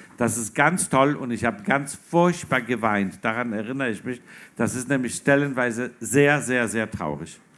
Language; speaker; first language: German; non-native, fluent; Polish